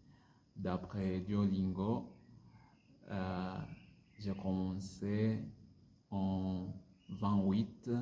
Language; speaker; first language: French; non-native, learner; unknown